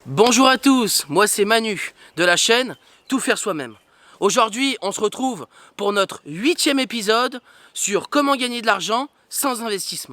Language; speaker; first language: French; native; French